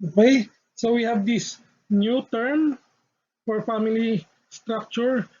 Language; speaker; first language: English; non-native, local second language; Filipino